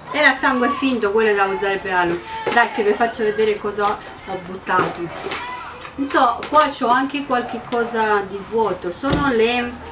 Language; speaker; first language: Italian; non-native, fluent; Romanian